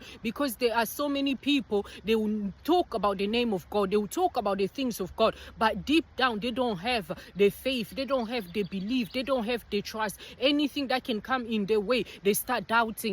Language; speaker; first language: English; non-native, fluent; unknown